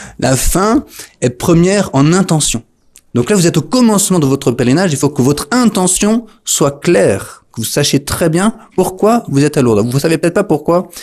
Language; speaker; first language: French; native; French